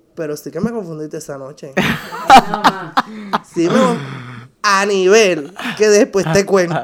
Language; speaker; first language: Spanish; native; Spanish